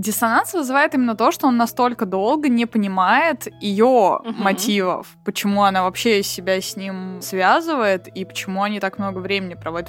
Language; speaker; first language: Russian; native; Russian